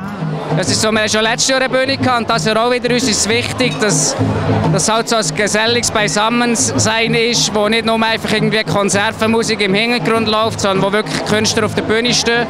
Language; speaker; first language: German; native; German